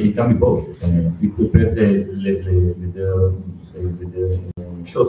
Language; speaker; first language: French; non-native, learner; Spanish